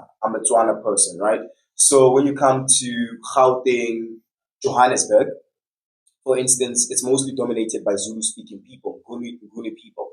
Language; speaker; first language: English; non-native, local second language; Tswana